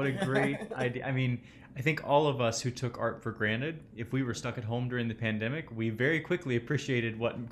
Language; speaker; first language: English; native; English